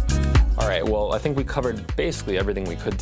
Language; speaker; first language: English; native; English